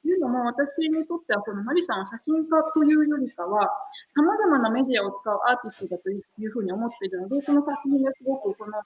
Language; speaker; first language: Japanese; native; Japanese